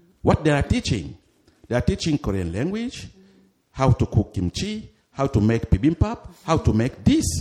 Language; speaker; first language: English; non-native, fluent; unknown